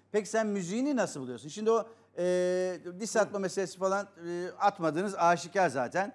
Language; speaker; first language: Turkish; native; Turkish